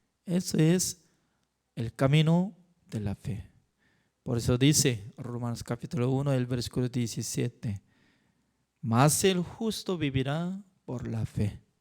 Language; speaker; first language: Spanish; non-native, learner; Korean